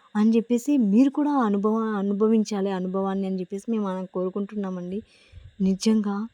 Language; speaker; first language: Telugu; native; Telugu